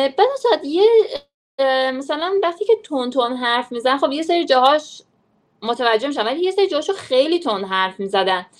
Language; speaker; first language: Persian; native; Persian